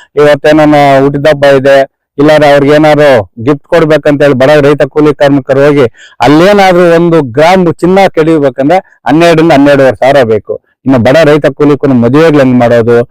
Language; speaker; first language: Kannada; native; Kannada